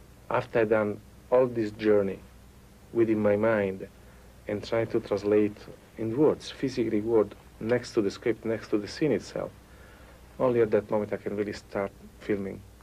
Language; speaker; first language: English; non-native, fluent; Italian